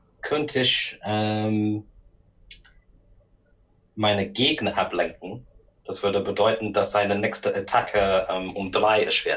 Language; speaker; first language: German; non-native, learner; English